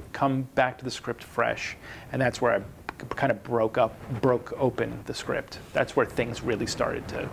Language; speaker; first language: English; native; English